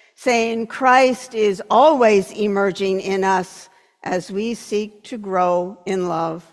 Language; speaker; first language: English; native; English